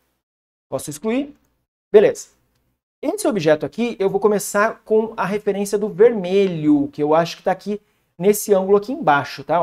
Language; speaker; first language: Portuguese; native; Portuguese